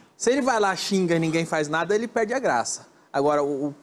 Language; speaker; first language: Portuguese; native; Portuguese